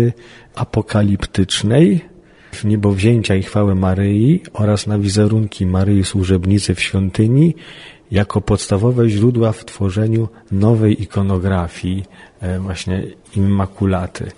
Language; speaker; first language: Polish; native; Polish